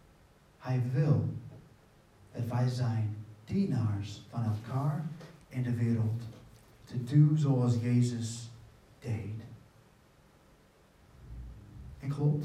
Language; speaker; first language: Dutch; non-native, fluent; English